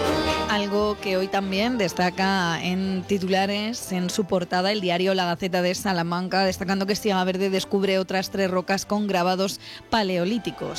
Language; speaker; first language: Spanish; native; Spanish